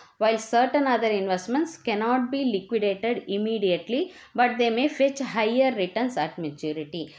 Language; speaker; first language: English; non-native, local second language; Tamil